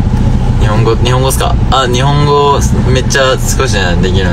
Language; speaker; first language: Japanese; early bilingual, other home language; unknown